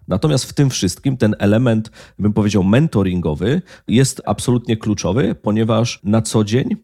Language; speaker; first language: Polish; native; Polish